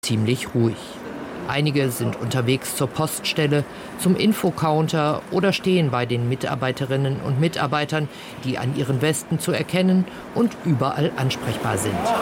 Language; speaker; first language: German; native; German